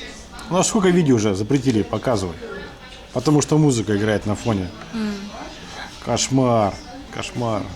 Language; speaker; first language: Russian; native; Russian